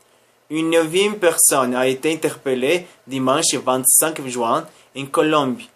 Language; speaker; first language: French; non-native, learner; Spanish